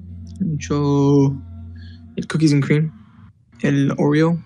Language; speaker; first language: Spanish; early bilingual, heritage; English